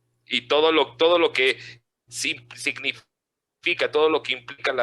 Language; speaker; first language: Spanish; native; Spanish